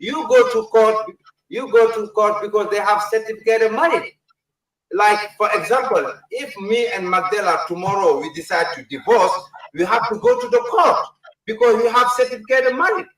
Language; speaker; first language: English; non-native, learner; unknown